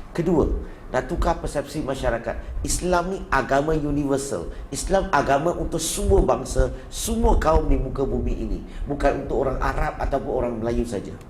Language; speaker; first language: Malay; non-native, local second language; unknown